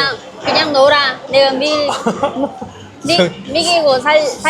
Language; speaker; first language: Korean; non-native, learner; Vietnamese